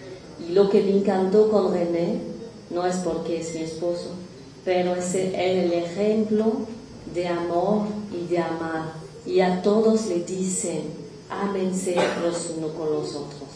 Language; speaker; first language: Spanish; non-native, fluent; French